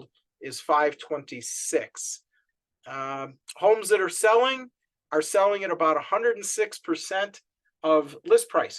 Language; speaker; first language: English; native; English